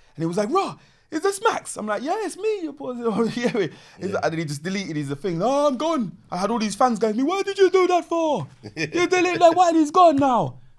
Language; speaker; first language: English; native; English